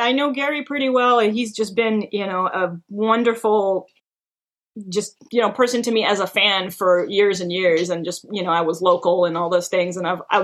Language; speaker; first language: English; non-native, fluent; Hebrew